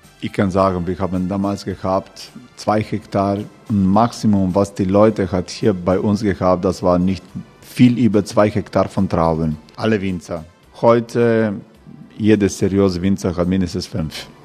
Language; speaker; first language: German; non-native, learner; Croatian